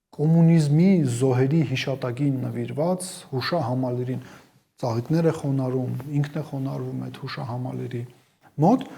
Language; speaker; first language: Armenian; native; Armenian